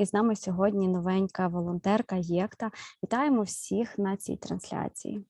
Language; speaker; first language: Ukrainian; native; Ukrainian